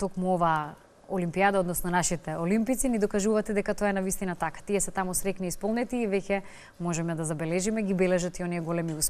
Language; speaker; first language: Macedonian; native; Macedonian